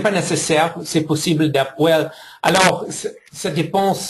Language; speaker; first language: French; non-native, fluent; English